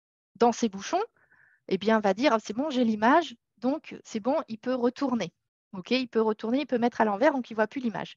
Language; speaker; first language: French; native; French